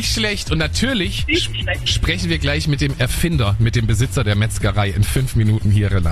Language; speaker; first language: German; native; German